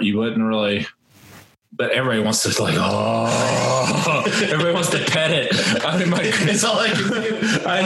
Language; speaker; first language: English; native; English